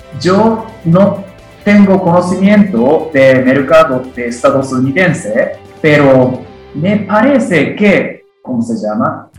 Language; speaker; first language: Spanish; non-native, fluent; Japanese